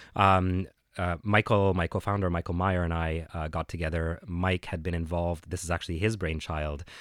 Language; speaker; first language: English; non-native, fluent; Arabic